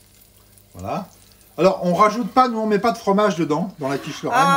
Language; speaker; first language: French; native; French